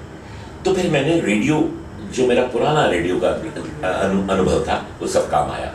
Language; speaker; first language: Hindi; native; Hindi